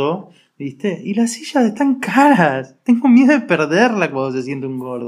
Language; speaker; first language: Spanish; native; Spanish